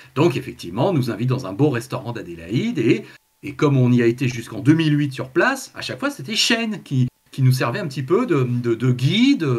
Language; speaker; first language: French; native; French